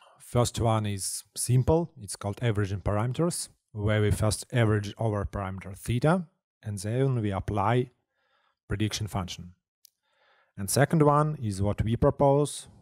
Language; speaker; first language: English; non-native, fluent; Russian